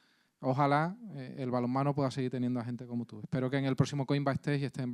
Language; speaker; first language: Spanish; native; Spanish